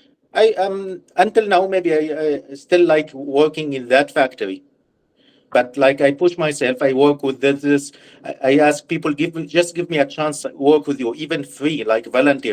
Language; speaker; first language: English; non-native, learner; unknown